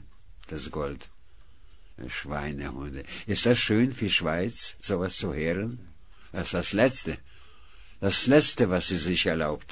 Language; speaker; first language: German; non-native, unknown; Russian